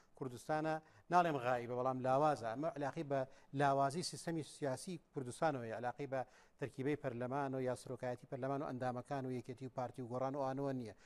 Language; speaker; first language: Central Kurdish; native; Central Kurdish